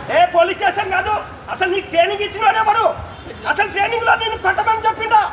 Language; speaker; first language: Telugu; non-native, local second language; Lambadi